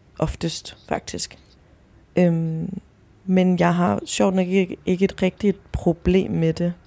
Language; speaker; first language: Danish; early bilingual, other home language; Spanish